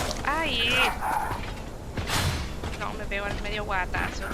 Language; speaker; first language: Spanish; native; Spanish